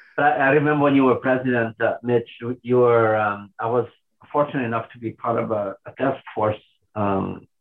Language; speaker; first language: English; non-native, fluent; Portuguese